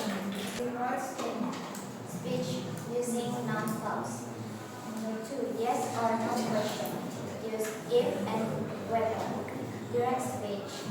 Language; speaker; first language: English; non-native, learner; Indonesian